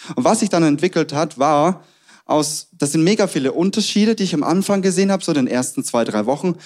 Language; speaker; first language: German; native; German